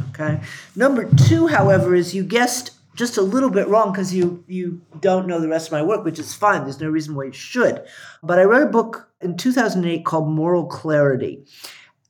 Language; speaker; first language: English; native; English